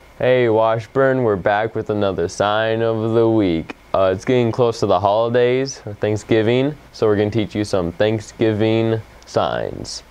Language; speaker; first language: English; native; English